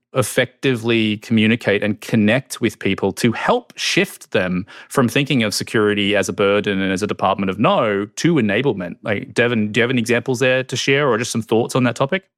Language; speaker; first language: English; native; English